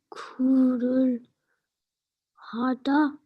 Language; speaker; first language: Korean; non-native, learner; English